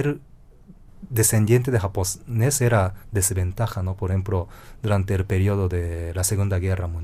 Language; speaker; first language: Spanish; non-native, fluent; Japanese